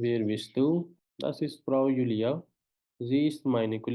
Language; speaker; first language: German; non-native, fluent; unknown